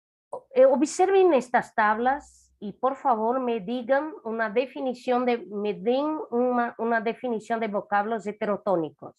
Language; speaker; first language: Spanish; non-native, fluent; Portuguese